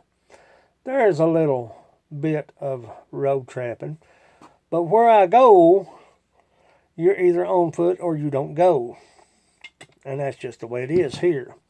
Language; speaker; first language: English; native; English